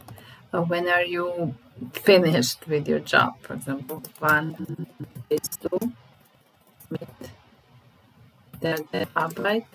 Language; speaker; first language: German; non-native, fluent; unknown